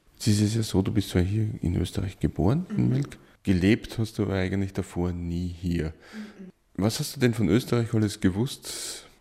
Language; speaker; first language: German; native; German